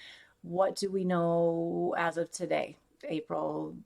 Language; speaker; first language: English; native; English